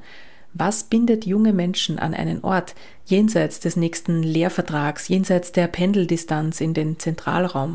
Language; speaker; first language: German; native; German